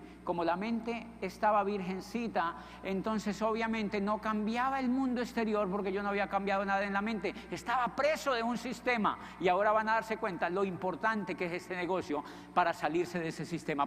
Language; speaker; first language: Spanish; native; Spanish